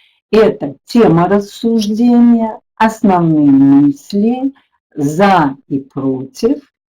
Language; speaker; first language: Russian; native; Russian